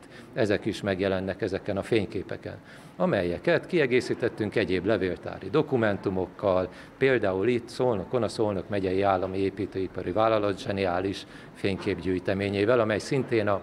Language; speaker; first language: Hungarian; native; Hungarian